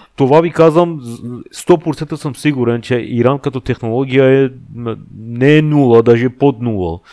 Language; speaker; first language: Bulgarian; non-native, fluent; Persian